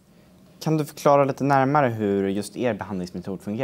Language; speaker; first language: Swedish; native; Swedish